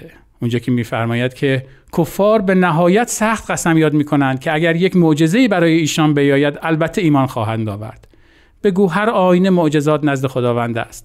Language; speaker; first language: Persian; native; Persian